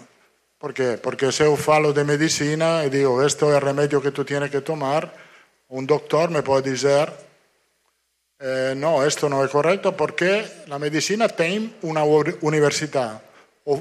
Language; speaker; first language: Portuguese; non-native, fluent; Italian